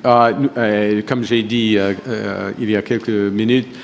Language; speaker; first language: French; non-native, fluent; English